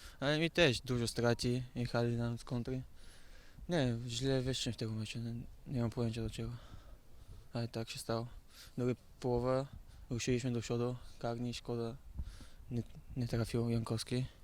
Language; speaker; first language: Polish; non-native, learner; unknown